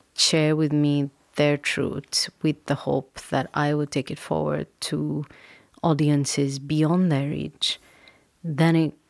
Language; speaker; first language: English; non-native, local second language; Urdu